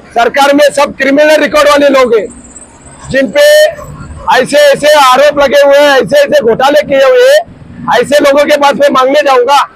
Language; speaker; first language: Hindi; non-native, local second language; Marathi